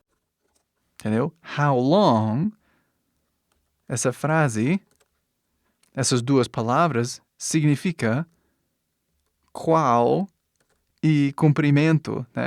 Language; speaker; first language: Portuguese; non-native, fluent; English